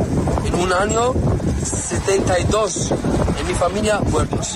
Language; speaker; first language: Spanish; non-native, learner; Arabic